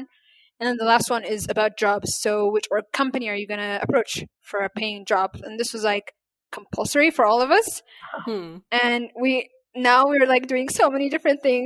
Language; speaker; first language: English; non-native, fluent; Amharic